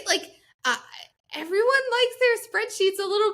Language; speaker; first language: English; native; English